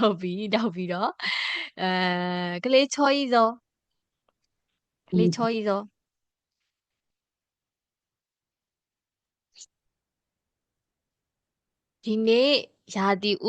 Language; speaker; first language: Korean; non-native, fluent; Burmese